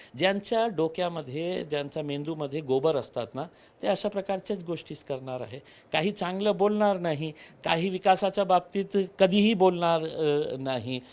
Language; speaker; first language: Marathi; non-native, local second language; Urdu